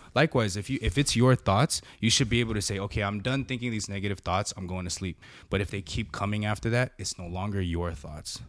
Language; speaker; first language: English; native; English